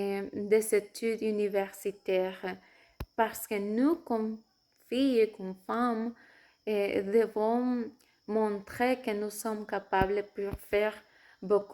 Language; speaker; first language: French; non-native, fluent; Spanish